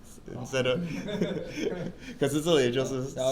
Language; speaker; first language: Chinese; early bilingual, heritage; English